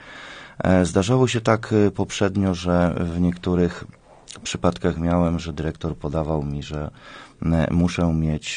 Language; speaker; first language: Polish; native; Polish